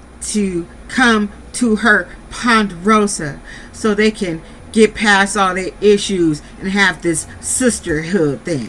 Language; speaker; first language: English; native; English